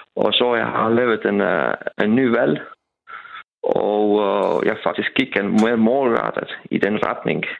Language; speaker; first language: Danish; non-native, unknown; Estonian